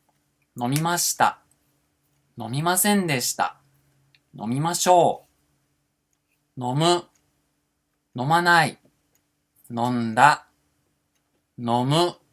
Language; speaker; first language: Japanese; non-native, fluent; Portuguese